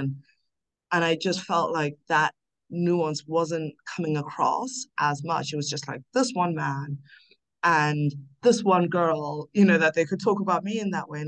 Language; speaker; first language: English; non-native, local second language; North Ndebele